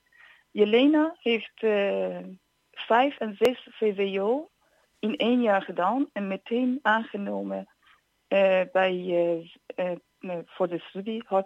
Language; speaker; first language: Dutch; non-native, fluent; Persian